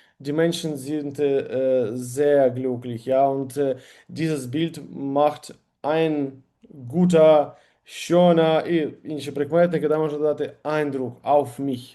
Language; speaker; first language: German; non-native, learner; Ukrainian